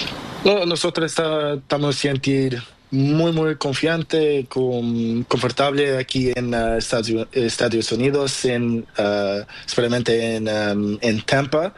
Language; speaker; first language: Spanish; non-native, learner; Portuguese